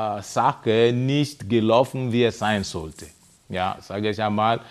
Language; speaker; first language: German; non-native, fluent; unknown